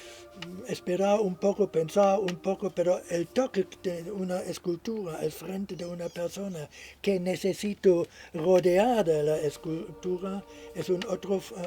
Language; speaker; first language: Spanish; non-native, fluent; German